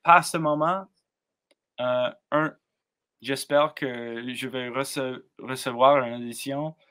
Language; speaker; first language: French; non-native, learner; English